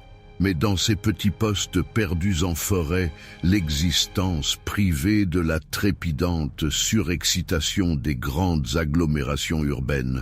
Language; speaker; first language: French; native; French